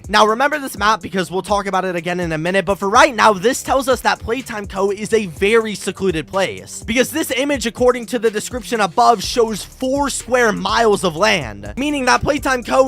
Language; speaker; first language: English; native; English